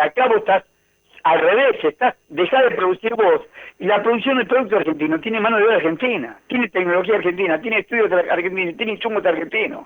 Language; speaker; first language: Spanish; native; Spanish